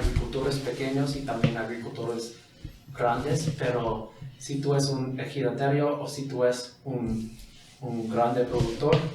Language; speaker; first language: Spanish; non-native, fluent; English